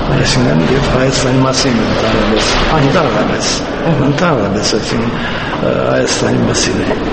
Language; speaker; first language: Armenian; early bilingual, heritage; Armenian